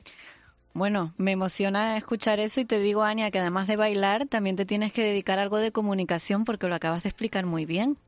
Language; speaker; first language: Spanish; native; Spanish